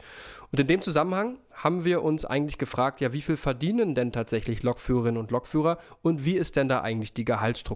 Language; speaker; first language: German; native; German